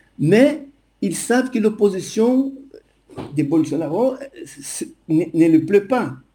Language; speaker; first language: French; non-native, fluent; Portuguese